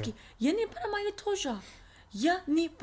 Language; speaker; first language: Russian; non-native, learner; English